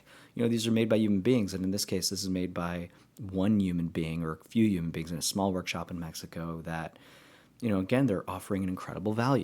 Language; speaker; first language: English; native; English